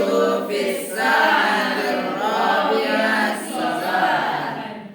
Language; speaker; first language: Arabic; non-native, learner; Indonesian